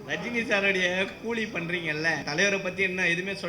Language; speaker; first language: Tamil; native; Tamil